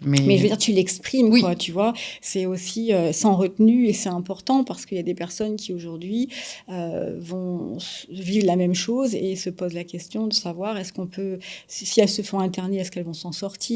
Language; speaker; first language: French; native; French